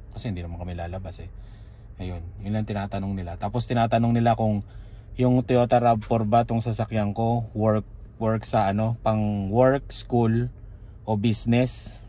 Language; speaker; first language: Filipino; native; Filipino